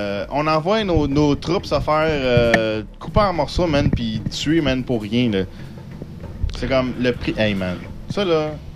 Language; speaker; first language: French; native; French